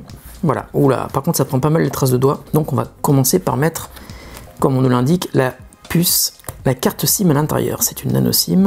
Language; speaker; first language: French; native; French